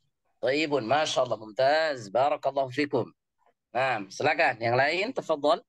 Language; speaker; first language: Arabic; non-native, fluent; Indonesian